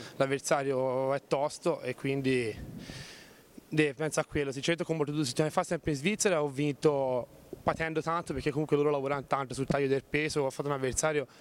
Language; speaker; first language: Italian; native; Italian